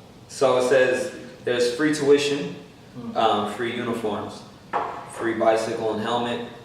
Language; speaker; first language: English; native; English